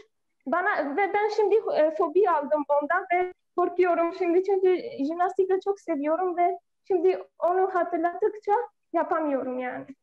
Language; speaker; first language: Turkish; non-native, fluent; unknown